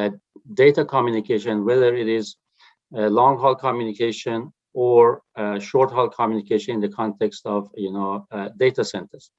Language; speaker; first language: English; non-native, fluent; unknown